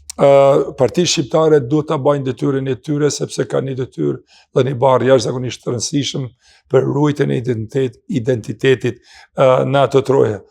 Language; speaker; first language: Albanian; native; Albanian